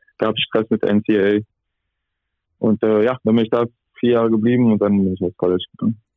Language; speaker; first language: German; non-native, local second language; French